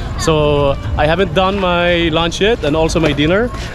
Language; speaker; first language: English; non-native, local second language; Filipino